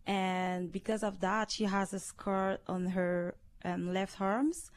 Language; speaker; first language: English; non-native, learner; Haitian Creole